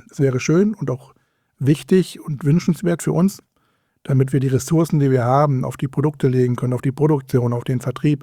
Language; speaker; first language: German; native; German